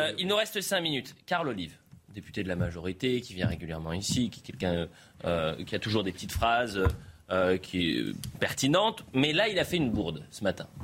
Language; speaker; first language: French; native; French